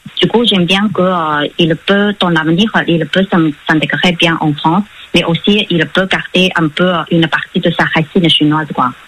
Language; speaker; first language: French; non-native, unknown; Chinese